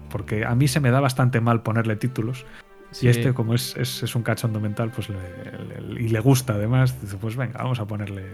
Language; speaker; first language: Spanish; native; Spanish